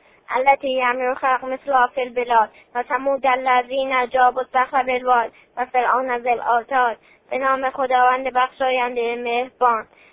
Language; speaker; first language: Persian; native; Persian